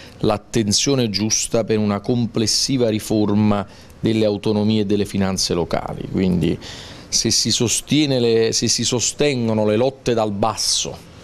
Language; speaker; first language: Italian; native; Italian